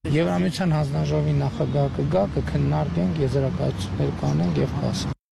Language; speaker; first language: Armenian; native; Armenian